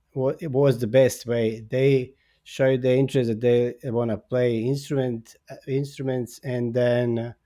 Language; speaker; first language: English; non-native, fluent; Bosnian